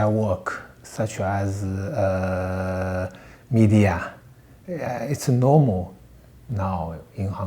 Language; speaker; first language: English; non-native, learner; Chinese